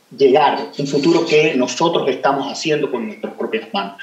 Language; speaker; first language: Spanish; native; Spanish